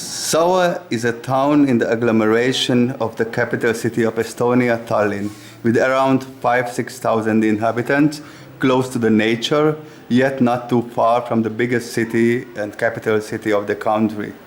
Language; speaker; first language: English; non-native, fluent; Hungarian